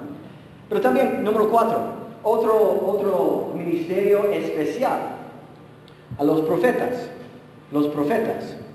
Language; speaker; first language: Spanish; non-native, fluent; English